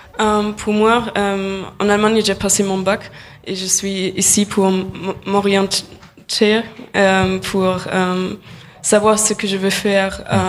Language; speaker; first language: French; non-native, learner; German